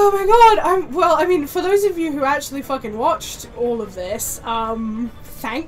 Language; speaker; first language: English; native; English